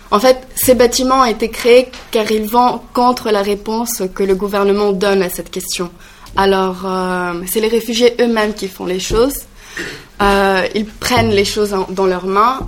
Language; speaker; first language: French; non-native, learner; Greek